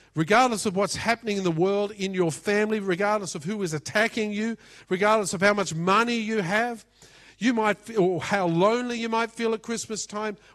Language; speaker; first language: English; native; English